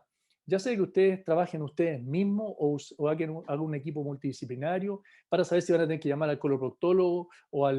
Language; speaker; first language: Spanish; native; Spanish